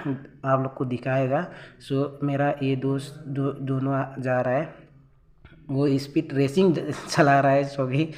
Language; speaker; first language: Hindi; non-native, local second language; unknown